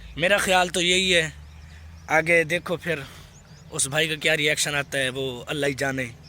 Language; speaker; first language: Urdu; non-native, local second language; Saraiki